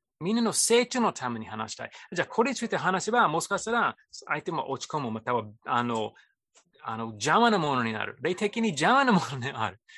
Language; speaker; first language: Japanese; non-native, fluent; English